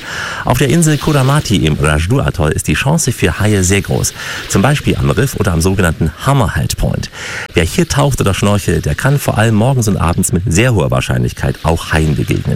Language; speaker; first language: German; native; German